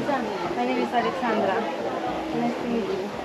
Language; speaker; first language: English; non-native, fluent; Romanian